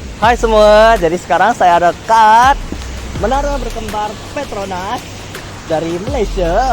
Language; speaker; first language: Indonesian; native; Indonesian